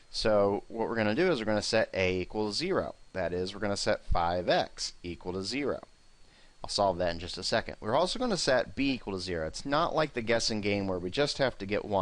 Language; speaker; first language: English; native; English